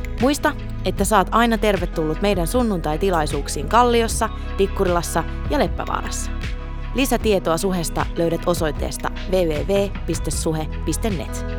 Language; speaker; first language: Finnish; native; Finnish